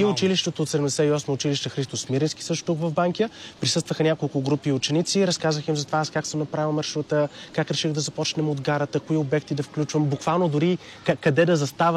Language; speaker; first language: Bulgarian; native; Bulgarian